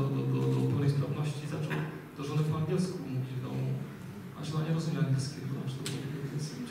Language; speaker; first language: Polish; native; Polish